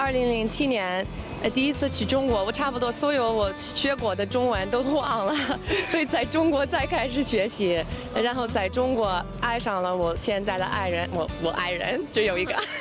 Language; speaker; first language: Chinese; non-native, fluent; English